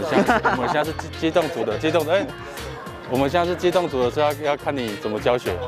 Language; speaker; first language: Chinese; native; Chinese